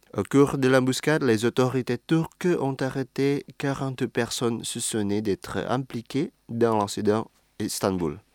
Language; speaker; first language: French; non-native, fluent; Indonesian